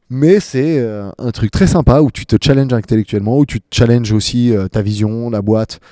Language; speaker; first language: French; native; French